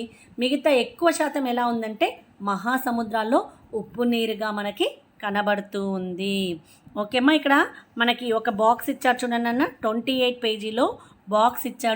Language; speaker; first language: Telugu; native; Telugu